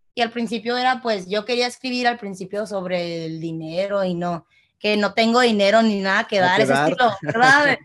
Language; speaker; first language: Spanish; early bilingual, heritage; Spanish